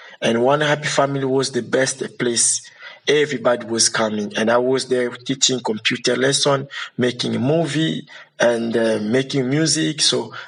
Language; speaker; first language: English; non-native, learner; Lingala